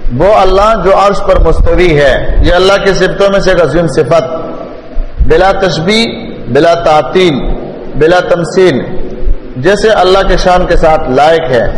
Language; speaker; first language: Urdu; non-native, local second language; Pashto